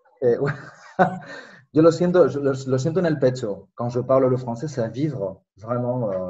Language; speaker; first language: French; non-native, fluent; Spanish